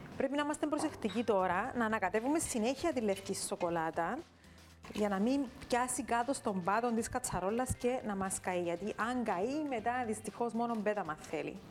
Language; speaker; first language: Greek; native; Greek